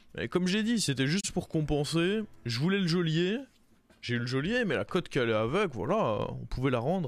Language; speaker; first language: French; native; French